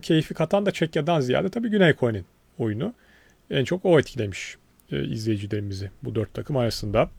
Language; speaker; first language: Turkish; native; Turkish